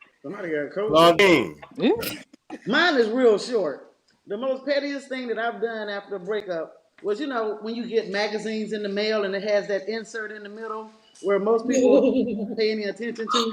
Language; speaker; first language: English; native; English